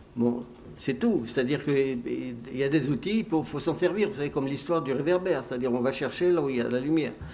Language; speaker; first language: French; native; French